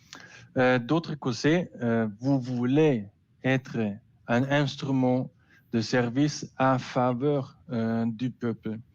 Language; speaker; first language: French; non-native, learner; German